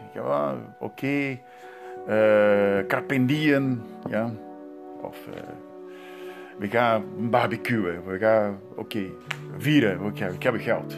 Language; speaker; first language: Dutch; non-native, learner; Portuguese